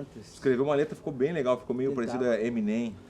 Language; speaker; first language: Portuguese; native; Portuguese